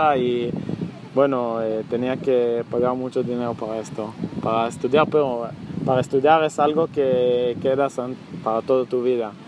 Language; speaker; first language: Spanish; non-native, learner; Hebrew